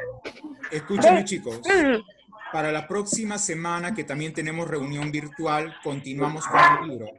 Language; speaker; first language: Spanish; native; Spanish